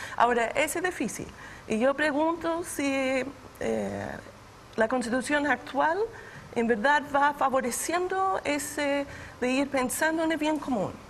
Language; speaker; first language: Spanish; non-native, fluent; English